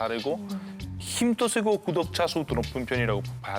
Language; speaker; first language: Korean; non-native, fluent; Italian